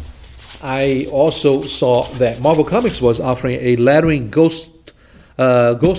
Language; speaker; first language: English; non-native, fluent; Portuguese